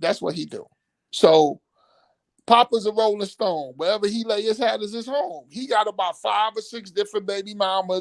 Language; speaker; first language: English; native; English